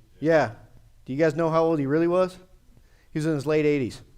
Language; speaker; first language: English; native; English